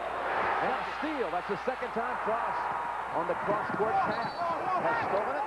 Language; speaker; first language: English; native; English